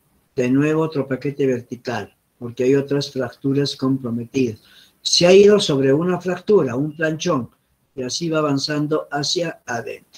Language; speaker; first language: Spanish; native; Spanish